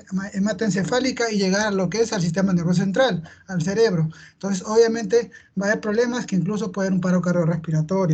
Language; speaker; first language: Spanish; native; Spanish